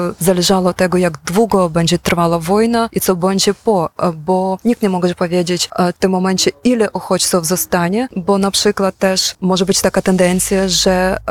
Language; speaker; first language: Polish; non-native, fluent; Ukrainian